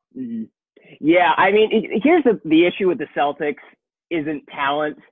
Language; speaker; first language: English; native; English